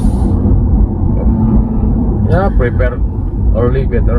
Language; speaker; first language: English; non-native, learner; Indonesian